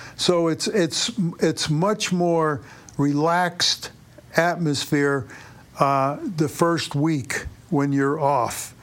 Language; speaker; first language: English; native; English